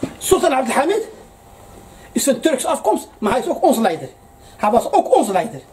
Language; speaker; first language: Dutch; early bilingual, other home language; Arabic